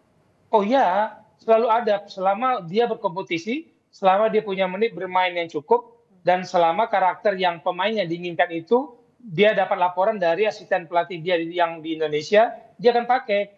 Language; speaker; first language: Indonesian; native; Indonesian